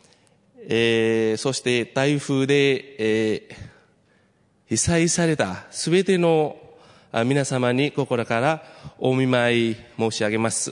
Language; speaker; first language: Japanese; non-native, fluent; Nepali